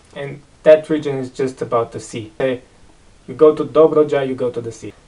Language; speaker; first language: English; non-native, fluent; Romanian